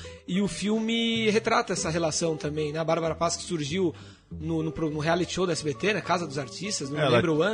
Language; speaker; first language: Portuguese; native; Portuguese